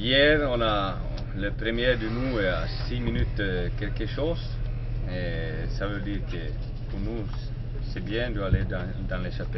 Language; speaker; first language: French; non-native, learner; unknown